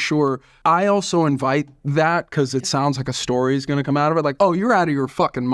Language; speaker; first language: English; native; English